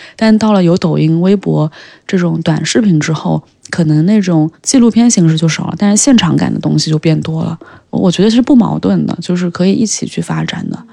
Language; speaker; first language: Chinese; native; Chinese